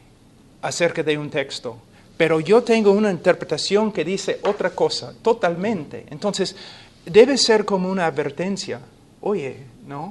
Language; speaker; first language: Spanish; non-native, fluent; English